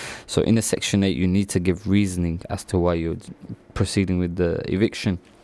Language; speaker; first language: English; early bilingual, other home language; Punjabi